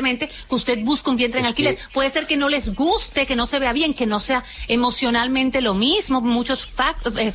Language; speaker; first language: Spanish; native; Spanish